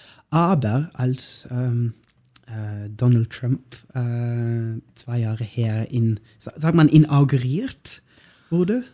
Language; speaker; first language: German; non-native, learner; Norwegian